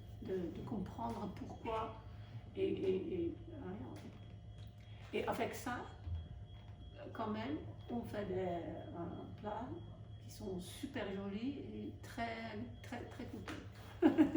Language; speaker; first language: French; non-native, fluent; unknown